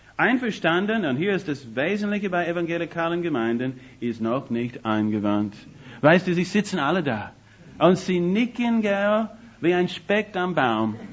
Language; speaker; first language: German; non-native, fluent; English